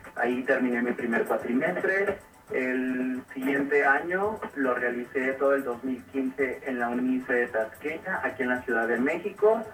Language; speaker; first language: Spanish; native; Spanish